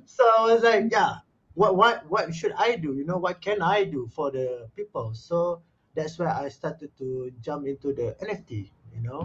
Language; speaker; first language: English; non-native, local second language; Malay